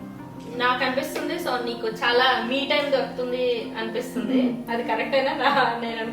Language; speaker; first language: Telugu; native; Telugu